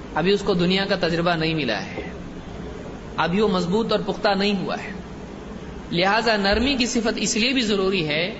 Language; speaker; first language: Urdu; native; Urdu